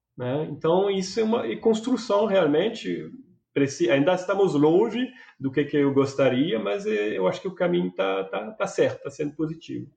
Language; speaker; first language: Portuguese; non-native, fluent; French